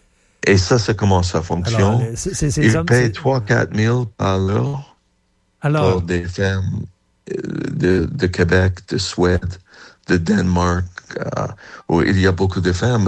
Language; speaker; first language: French; non-native, fluent; English